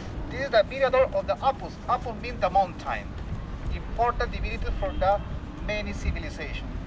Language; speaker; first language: English; non-native, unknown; Spanish